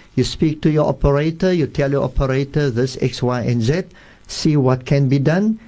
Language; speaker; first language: English; early bilingual, other home language; Afrikaans